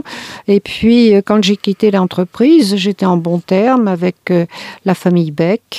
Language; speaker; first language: French; native; French